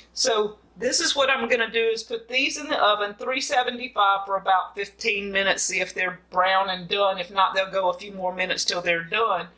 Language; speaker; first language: English; native; English